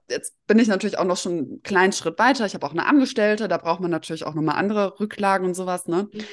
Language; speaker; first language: German; early bilingual, other home language; Russian